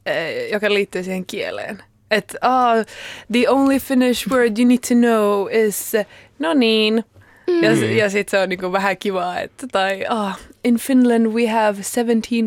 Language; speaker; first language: Finnish; early bilingual, heritage; Finnish